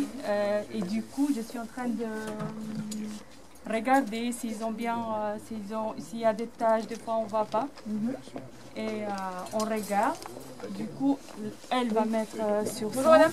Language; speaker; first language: French; non-native, fluent; Albanian